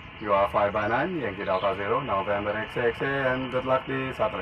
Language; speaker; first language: English; non-native, fluent; Indonesian